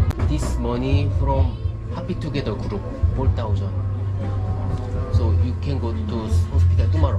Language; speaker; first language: English; non-native, learner; Korean